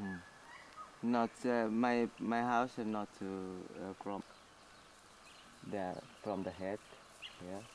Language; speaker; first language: English; non-native, learner; Indonesian